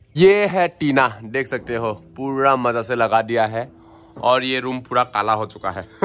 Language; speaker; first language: Hindi; non-native, local second language; Assamese